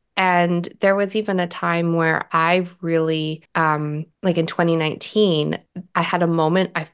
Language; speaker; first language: English; native; English